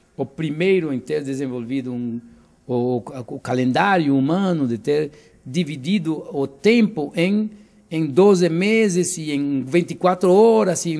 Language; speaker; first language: Portuguese; non-native, fluent; Spanish